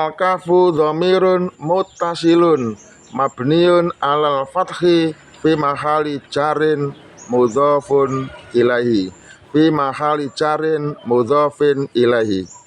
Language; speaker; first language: Arabic; non-native, fluent; Indonesian